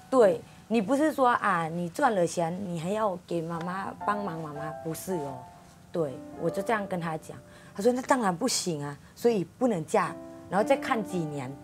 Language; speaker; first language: Chinese; non-native, fluent; Thai